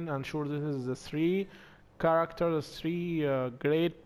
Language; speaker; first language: English; non-native, learner; Arabic